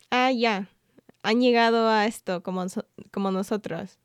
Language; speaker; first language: Spanish; non-native, fluent; English